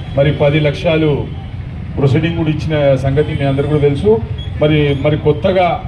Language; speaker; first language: Telugu; native; Telugu